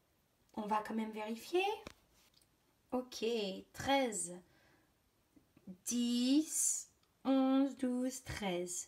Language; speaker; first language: French; native; French